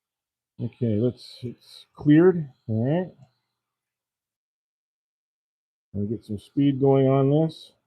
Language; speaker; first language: English; native; English